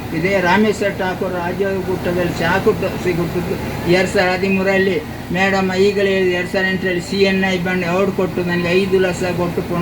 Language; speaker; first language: Kannada; native; Kannada